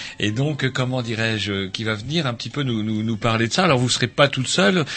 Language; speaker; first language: French; native; French